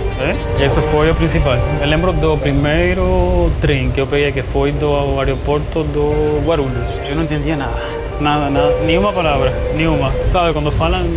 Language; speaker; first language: Portuguese; non-native, fluent; Spanish